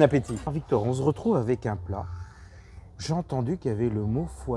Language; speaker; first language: French; native; French